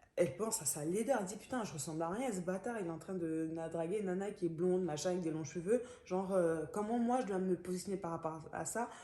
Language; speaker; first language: French; native; French